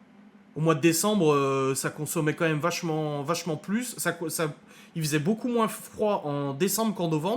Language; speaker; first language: French; native; French